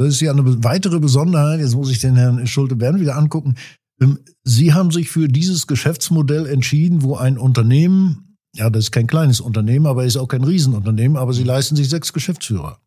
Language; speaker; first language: German; native; German